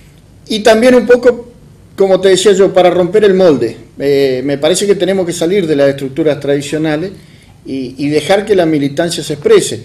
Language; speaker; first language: Spanish; native; Spanish